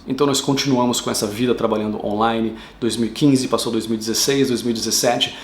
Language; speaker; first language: Portuguese; native; Portuguese